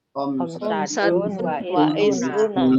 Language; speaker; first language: Arabic; non-native, learner; Indonesian